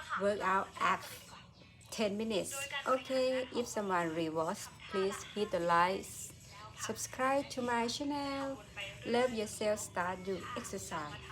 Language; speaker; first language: English; non-native, learner; Thai